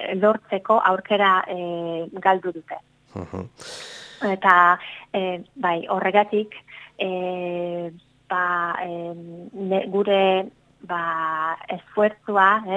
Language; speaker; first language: Basque; non-native, learner; Polish